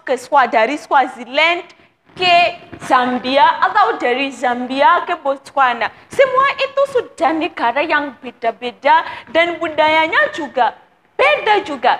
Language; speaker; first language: Indonesian; non-native, fluent; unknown